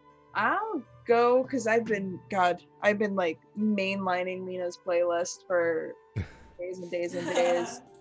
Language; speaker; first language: English; native; English